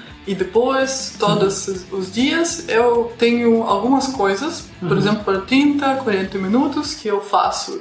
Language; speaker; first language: Portuguese; non-native, fluent; Russian